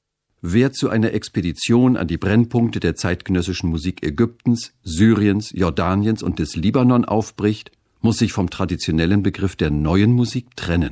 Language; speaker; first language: German; native; German